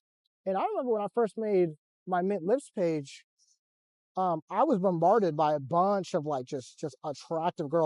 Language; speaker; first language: English; native; English